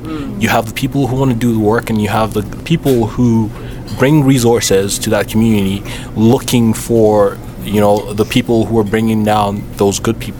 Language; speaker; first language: English; non-native, local second language; Igbo